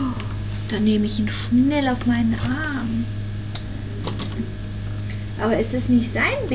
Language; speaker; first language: German; native; German